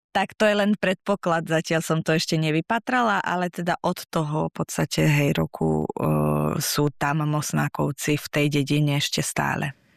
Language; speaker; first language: Slovak; native; Slovak